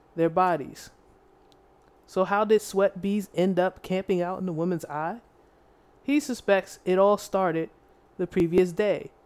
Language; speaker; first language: English; native; English